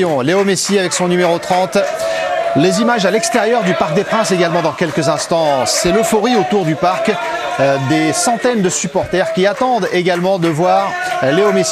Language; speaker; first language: French; native; French